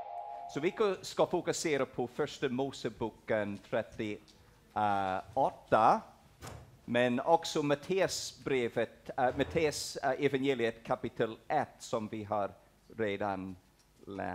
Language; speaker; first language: Swedish; non-native, fluent; English